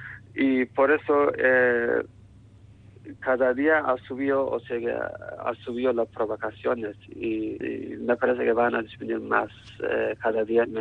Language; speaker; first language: Spanish; non-native, learner; Turkish